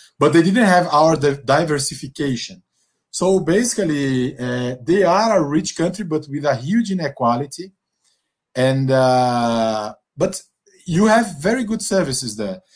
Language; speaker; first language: English; non-native, fluent; Portuguese